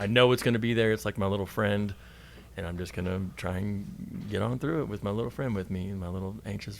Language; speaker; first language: English; native; English